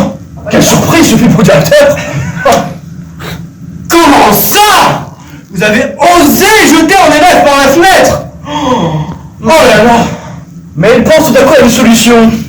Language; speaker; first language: French; native; French